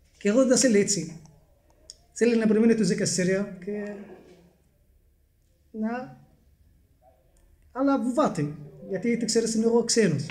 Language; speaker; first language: Greek; non-native, learner; Arabic